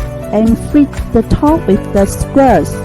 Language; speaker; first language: English; non-native, learner; Chinese